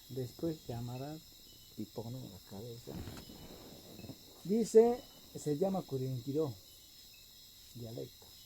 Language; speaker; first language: Spanish; non-native, local second language; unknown